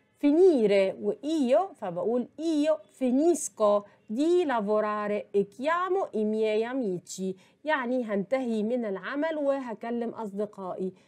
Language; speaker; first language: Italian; non-native, fluent; Arabic